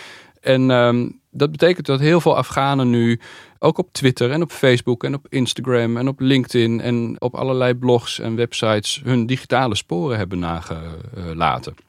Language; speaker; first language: Dutch; native; Dutch